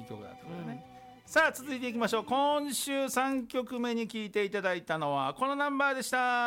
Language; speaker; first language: Japanese; native; Japanese